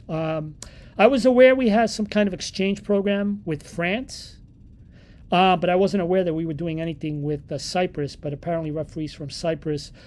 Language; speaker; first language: English; native; English